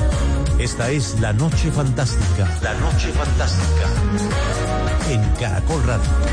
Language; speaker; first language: Spanish; native; Spanish